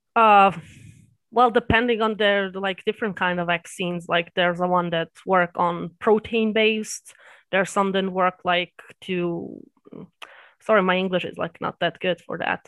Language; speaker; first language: English; early bilingual, other home language; Serbian